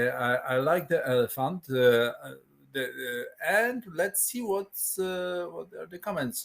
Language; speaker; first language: English; non-native, fluent; Polish